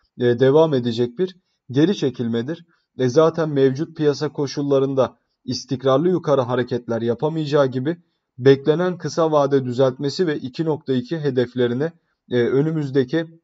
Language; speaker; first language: Turkish; native; Turkish